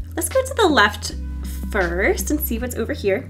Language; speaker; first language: English; native; English